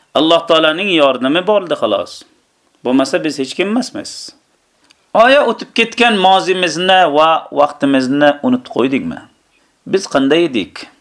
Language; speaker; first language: Uzbek; native; Uzbek